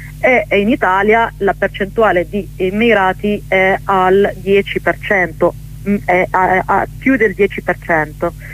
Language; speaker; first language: Italian; early bilingual, other home language; Arabic